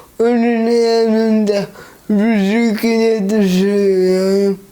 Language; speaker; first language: Turkish; early bilingual, heritage; Turkish